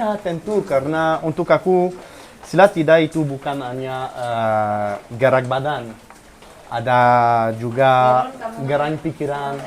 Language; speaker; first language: Indonesian; non-native, learner; French